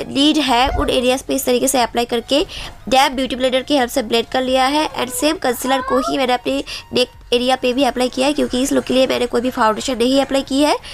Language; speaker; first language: Hindi; non-native, local second language; Bangla